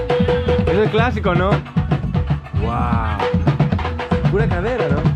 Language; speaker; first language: Spanish; non-native, learner; Greek